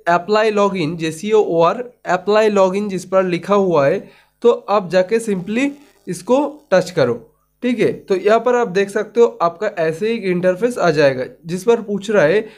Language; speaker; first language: Hindi; non-native, local second language; Bangla